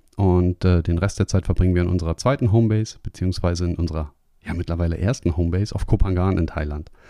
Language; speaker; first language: German; native; German